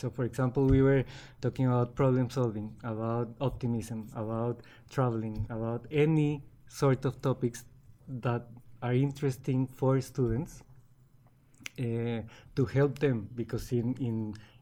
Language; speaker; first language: English; non-native, fluent; Spanish